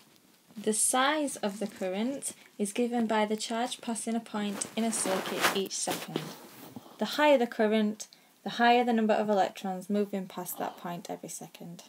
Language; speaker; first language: English; native; English